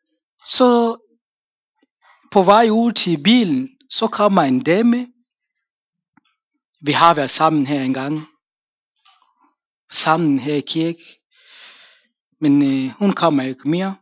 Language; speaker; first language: Danish; non-native, fluent; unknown